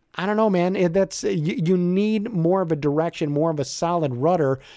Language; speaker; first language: English; native; English